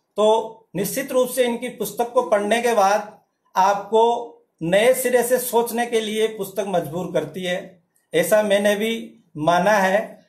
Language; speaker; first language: Hindi; native; Hindi